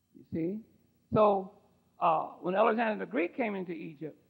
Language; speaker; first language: English; native; English